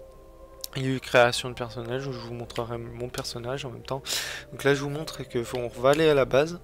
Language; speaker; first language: French; native; French